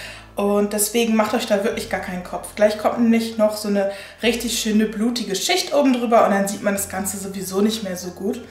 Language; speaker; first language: German; native; German